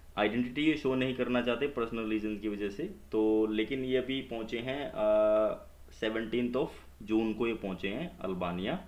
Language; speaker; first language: Hindi; native; Hindi